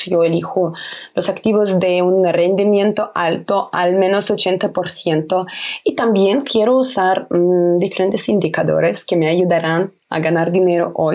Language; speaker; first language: Spanish; non-native, fluent; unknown